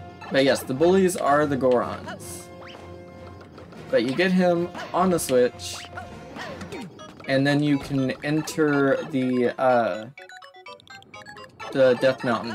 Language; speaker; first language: English; native; English